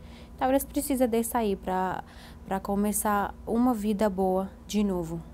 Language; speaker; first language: Portuguese; non-native, learner; Arabic